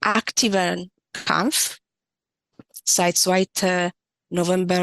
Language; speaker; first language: German; non-native, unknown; Tigrinya